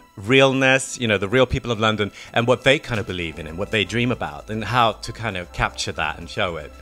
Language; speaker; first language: English; non-native, fluent; Swedish